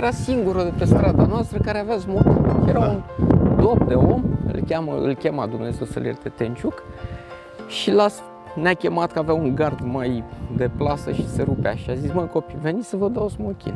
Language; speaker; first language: Romanian; native; Romanian